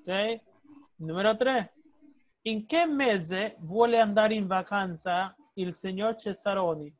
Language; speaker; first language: Italian; non-native, fluent; Spanish